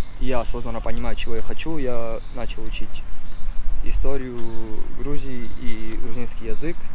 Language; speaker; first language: Russian; early bilingual, other home language; Georgian